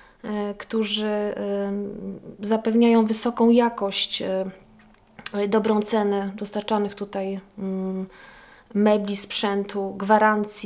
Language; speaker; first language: Polish; native; Polish